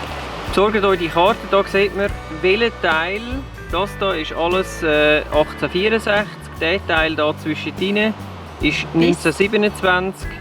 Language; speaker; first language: German; native; German